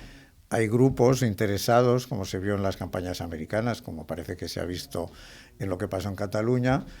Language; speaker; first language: Spanish; native; Spanish